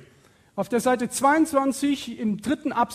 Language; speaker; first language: German; native; German